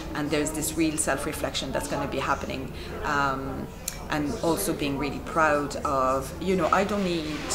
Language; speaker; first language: English; non-native, fluent; Arabic